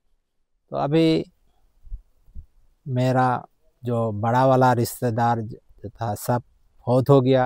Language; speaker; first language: Hindi; early bilingual, heritage; Bangla